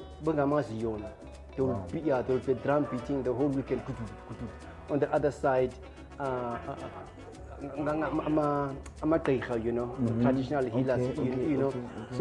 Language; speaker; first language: English; non-native, local second language; Xhosa